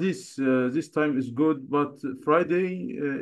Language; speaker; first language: English; non-native, learner; Arabic